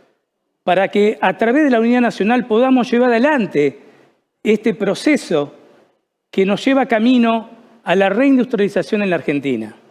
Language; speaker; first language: Spanish; native; Spanish